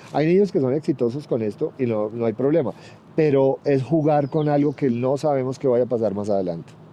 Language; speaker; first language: Spanish; native; Spanish